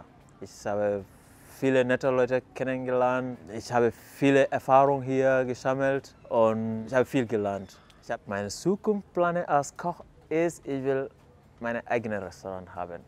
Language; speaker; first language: German; non-native, fluent; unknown